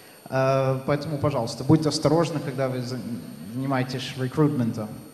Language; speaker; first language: Russian; non-native, fluent; Dutch